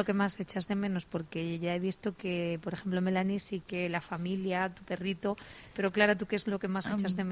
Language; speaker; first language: Spanish; native; Spanish